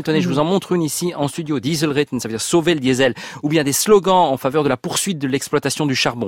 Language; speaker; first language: French; native; French